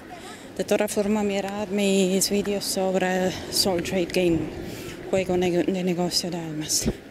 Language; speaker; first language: Spanish; non-native, fluent; German